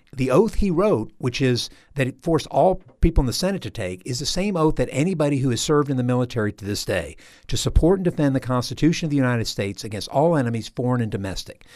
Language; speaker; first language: English; native; English